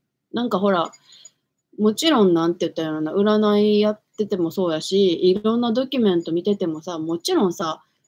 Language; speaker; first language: Japanese; native; Japanese